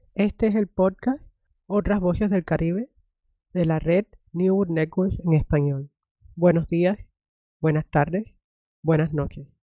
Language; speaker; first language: Spanish; native; Spanish